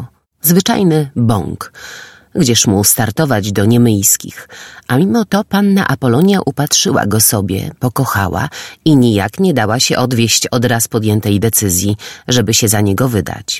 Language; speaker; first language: Polish; native; Polish